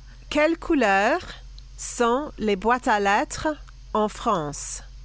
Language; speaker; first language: French; non-native, fluent; English